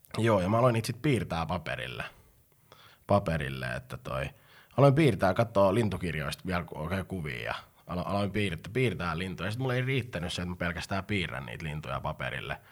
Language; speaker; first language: Finnish; native; Finnish